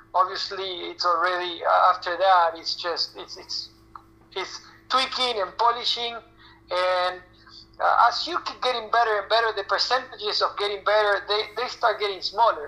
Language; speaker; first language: English; non-native, fluent; Spanish